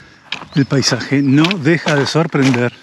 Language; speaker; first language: Spanish; native; Spanish